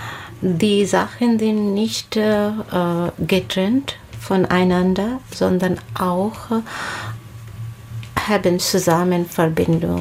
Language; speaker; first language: German; non-native, learner; Bangla